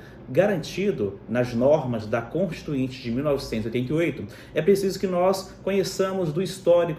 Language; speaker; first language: Portuguese; native; Portuguese